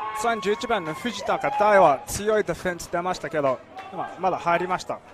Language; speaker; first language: Japanese; non-native, learner; English